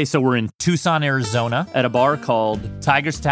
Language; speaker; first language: English; native; English